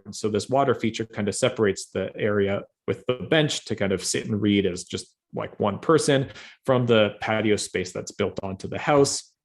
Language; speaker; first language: English; native; English